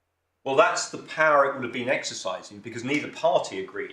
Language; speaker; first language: English; native; English